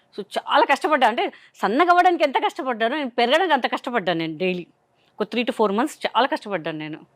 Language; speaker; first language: Telugu; non-native, local second language; Hindi